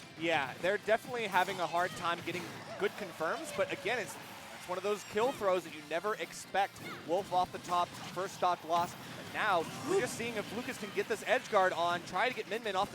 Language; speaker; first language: English; native; English